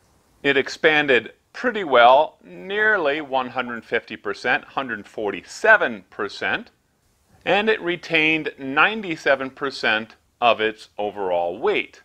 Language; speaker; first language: English; native; English